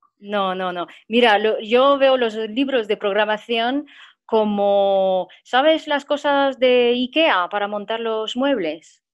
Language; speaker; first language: Spanish; non-native, fluent; French